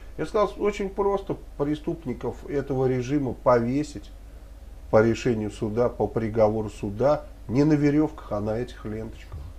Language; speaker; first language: Russian; native; Russian